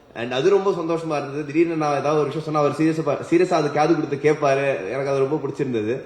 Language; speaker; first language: Tamil; native; Tamil